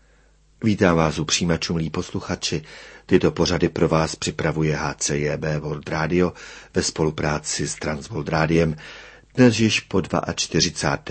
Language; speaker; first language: Czech; native; Czech